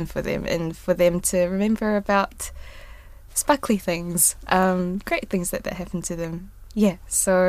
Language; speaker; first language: English; non-native, local second language; Korean